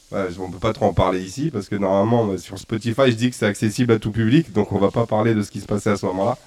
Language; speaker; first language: French; native; French